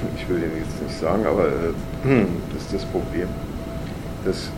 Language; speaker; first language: German; native; German